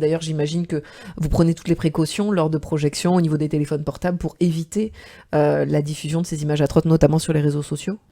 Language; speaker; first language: French; native; French